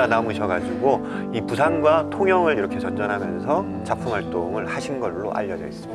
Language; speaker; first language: Korean; native; Korean